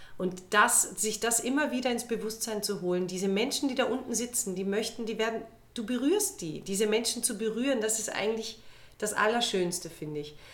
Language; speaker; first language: German; native; German